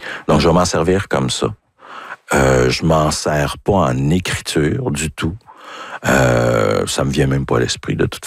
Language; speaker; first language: French; native; French